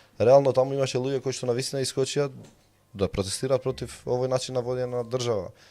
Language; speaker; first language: Macedonian; non-native, local second language; Albanian